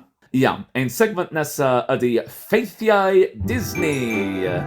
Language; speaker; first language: Welsh; non-native, fluent; English